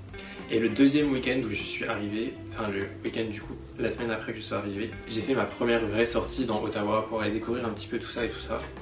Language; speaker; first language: French; native; French